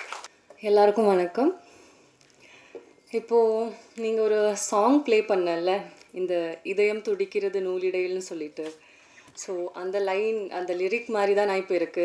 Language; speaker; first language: Tamil; non-native, fluent; Malayalam